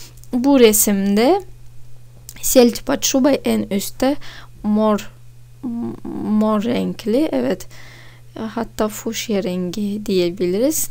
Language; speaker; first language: Turkish; non-native, fluent; Russian